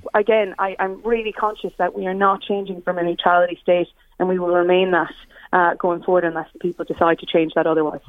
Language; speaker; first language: English; native; English